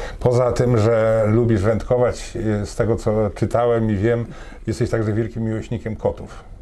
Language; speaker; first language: Polish; native; Polish